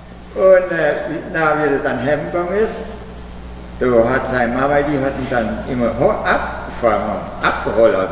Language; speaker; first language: German; early bilingual, heritage; German